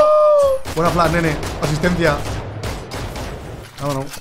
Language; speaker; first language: Spanish; native; Spanish